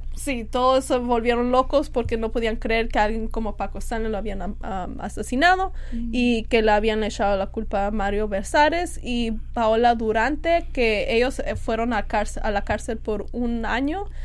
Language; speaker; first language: Spanish; early bilingual, heritage; Spanish